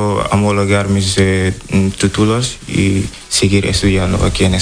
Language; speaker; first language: Spanish; non-native, learner; Wolof